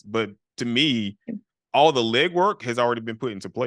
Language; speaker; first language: English; native; English